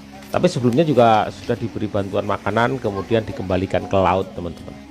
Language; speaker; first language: Indonesian; native; Indonesian